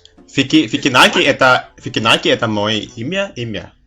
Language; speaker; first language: Russian; non-native, learner; Indonesian